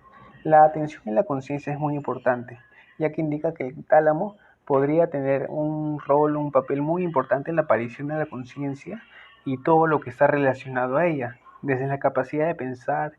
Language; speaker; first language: Spanish; native; Spanish